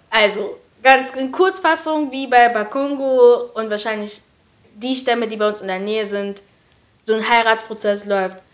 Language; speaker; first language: German; early bilingual, other home language; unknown